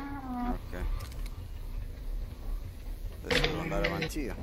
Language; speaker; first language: Italian; native; Italian